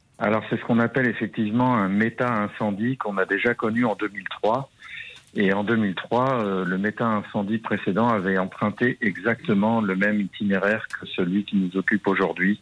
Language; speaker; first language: French; native; French